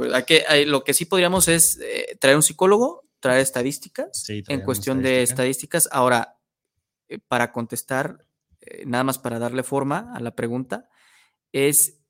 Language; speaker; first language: Spanish; native; Spanish